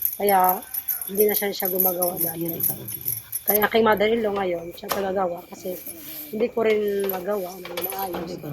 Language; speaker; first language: Filipino; non-native, local second language; Waray